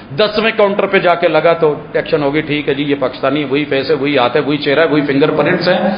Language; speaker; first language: Urdu; non-native, local second language; Punjabi